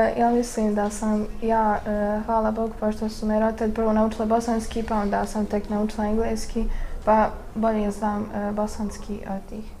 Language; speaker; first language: Serbian; early bilingual, heritage; Bosnian